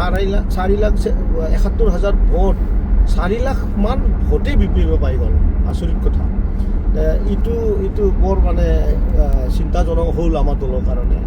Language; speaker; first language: Assamese; non-native, local second language; Bodo